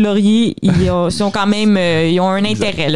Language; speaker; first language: French; native; French